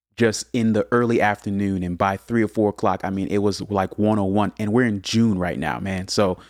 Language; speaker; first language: English; early bilingual, other home language; Haitian Creole